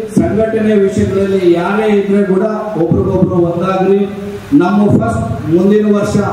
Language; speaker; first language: Kannada; non-native, local second language; Lambadi